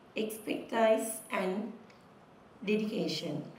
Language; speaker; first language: English; non-native, local second language; Sinhala